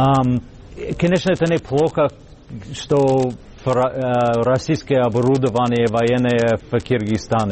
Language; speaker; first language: Russian; non-native, fluent; English